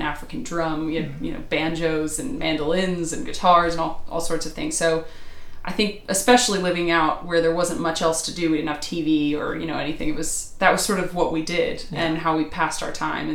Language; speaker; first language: English; native; English